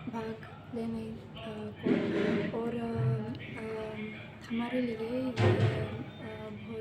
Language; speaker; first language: Hindi; non-native, learner; Russian